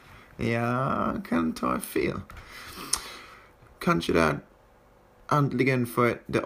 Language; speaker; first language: Swedish; non-native, fluent; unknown